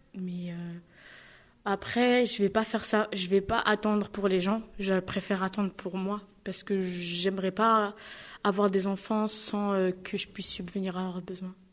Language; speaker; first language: French; native; French